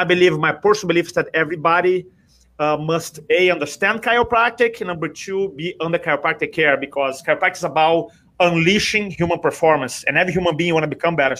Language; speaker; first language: English; non-native, fluent; Portuguese